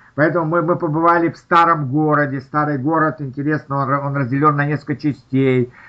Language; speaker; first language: Russian; native; Russian